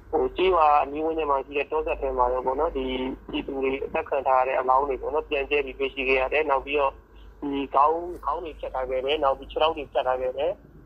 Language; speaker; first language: Burmese; native; Burmese